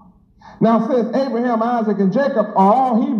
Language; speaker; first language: English; native; English